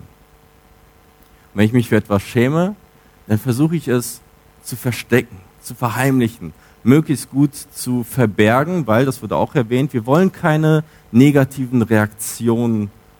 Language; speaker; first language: German; native; German